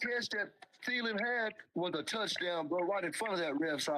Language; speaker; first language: English; native; English